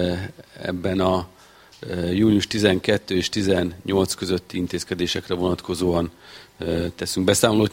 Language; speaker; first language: Hungarian; native; Hungarian